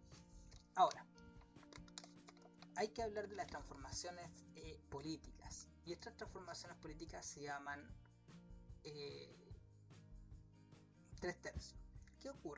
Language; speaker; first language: Spanish; native; Spanish